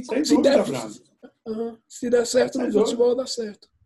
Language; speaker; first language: Portuguese; early bilingual, heritage; Portuguese